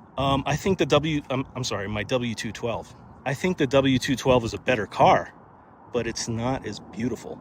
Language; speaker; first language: English; native; English